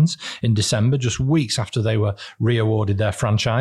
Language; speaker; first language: English; native; English